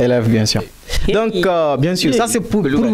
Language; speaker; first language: French; non-native, local second language; Bambara